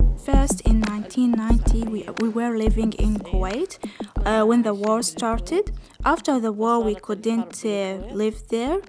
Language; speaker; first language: English; non-native, fluent; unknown